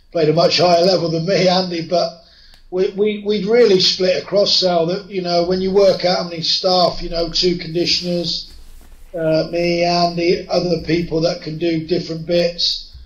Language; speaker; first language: English; native; English